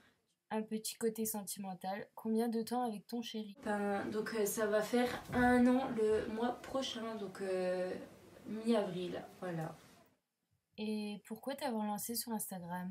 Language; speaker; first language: French; native; French